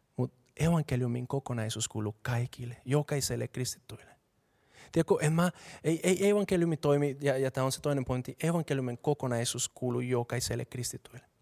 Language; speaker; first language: Finnish; non-native, fluent; Spanish